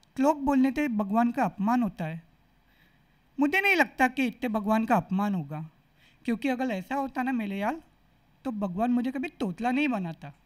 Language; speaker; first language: Hindi; non-native, local second language; Marathi